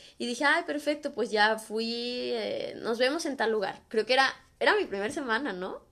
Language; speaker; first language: Spanish; native; Spanish